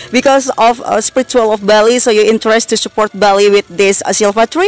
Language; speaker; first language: English; non-native, learner; Indonesian